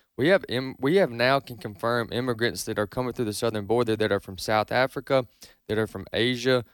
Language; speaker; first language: English; native; English